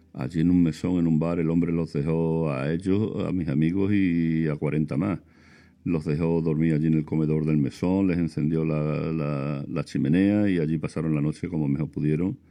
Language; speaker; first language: Spanish; native; Spanish